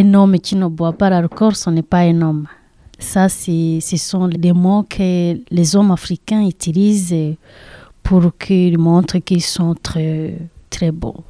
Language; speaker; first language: French; non-native, learner; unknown